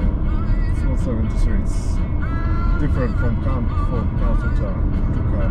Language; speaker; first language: English; non-native, learner; German